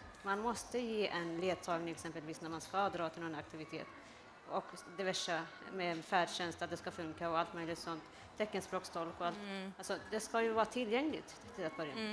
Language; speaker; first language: Swedish; early bilingual, other home language; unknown